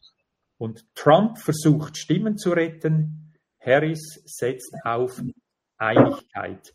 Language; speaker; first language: German; native; German